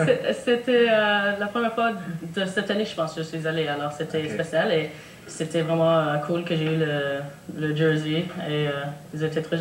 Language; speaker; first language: French; non-native, local second language; English